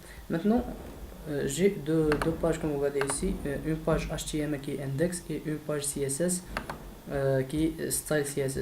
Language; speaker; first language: French; non-native, fluent; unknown